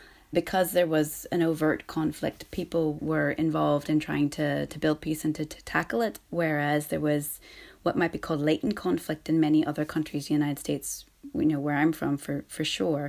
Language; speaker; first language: English; native; English